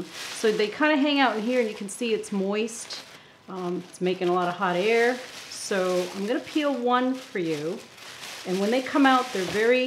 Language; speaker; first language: English; native; English